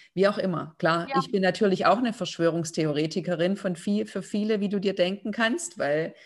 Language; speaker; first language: German; non-native, fluent; Lithuanian